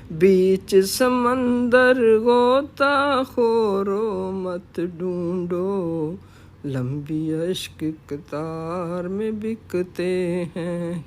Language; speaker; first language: Urdu; native; Urdu